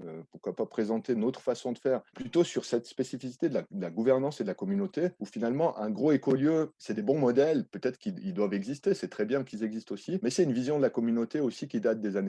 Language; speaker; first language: French; native; French